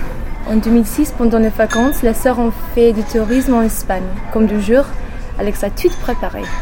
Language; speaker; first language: French; non-native, learner; English